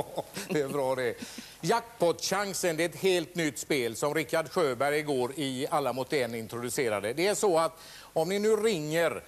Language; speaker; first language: Swedish; native; Swedish